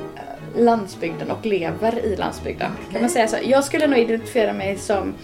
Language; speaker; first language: Swedish; native; Swedish